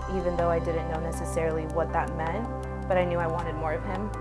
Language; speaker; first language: English; early bilingual, other home language; Spanish